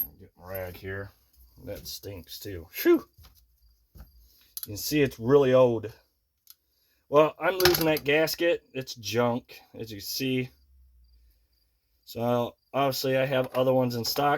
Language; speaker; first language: English; native; English